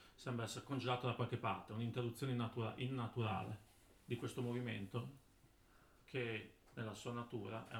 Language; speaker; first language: Italian; native; Italian